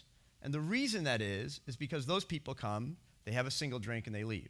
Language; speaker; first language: English; native; English